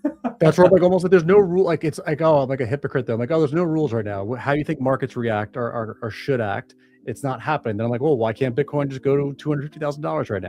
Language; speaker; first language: English; native; English